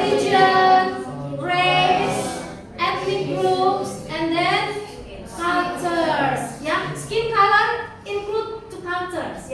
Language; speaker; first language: English; non-native, learner; Indonesian